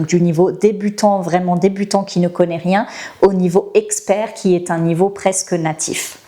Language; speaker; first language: French; native; French